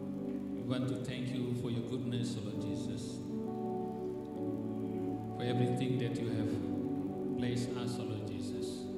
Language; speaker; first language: English; non-native, local second language; Malay